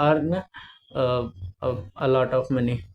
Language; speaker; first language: English; non-native, learner; Hindi